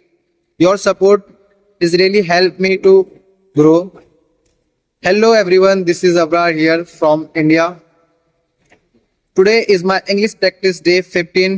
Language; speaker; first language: English; non-native, learner; Hindi